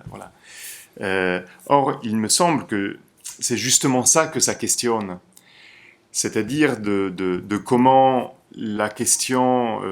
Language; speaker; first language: French; native; French